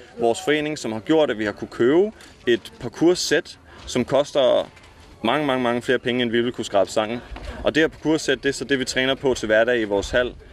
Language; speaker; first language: Danish; native; Danish